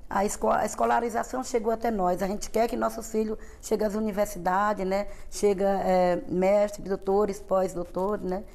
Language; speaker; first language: Portuguese; non-native, local second language; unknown